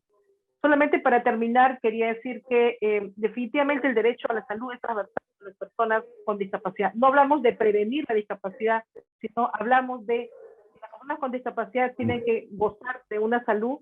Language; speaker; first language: Spanish; native; Spanish